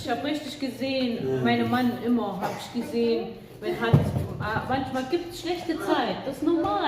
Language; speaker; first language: German; non-native, learner; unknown